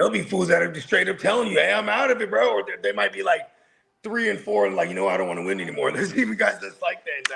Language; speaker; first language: English; native; English